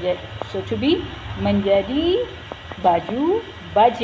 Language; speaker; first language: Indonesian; non-native, local second language; Achinese